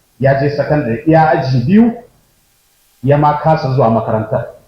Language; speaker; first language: Hausa; native; Hausa